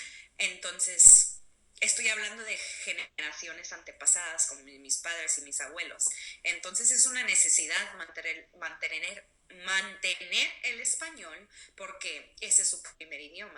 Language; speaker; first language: Spanish; early bilingual, other home language; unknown